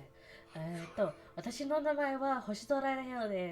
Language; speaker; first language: Japanese; non-native, learner; English